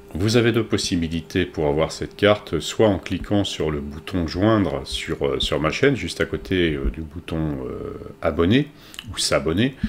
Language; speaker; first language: French; native; French